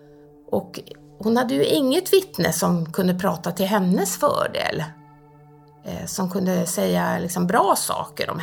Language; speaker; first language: Swedish; native; Swedish